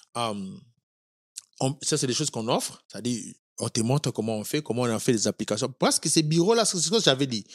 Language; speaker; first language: French; non-native, local second language; Lingala